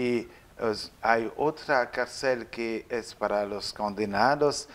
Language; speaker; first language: Spanish; non-native, learner; French